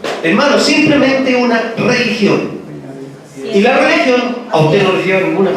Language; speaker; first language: Spanish; native; Spanish